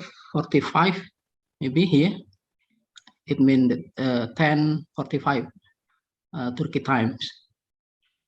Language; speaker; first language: English; non-native, fluent; Indonesian